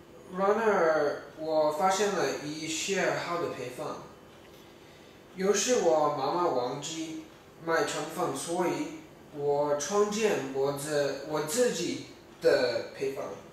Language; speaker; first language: Chinese; non-native, learner; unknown